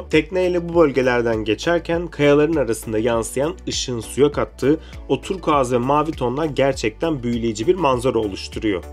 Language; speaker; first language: Turkish; native; Turkish